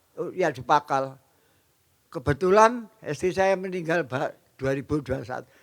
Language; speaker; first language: Indonesian; non-native, local second language; Javanese